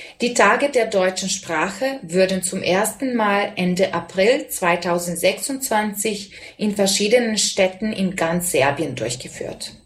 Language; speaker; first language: German; non-native, fluent; Serbian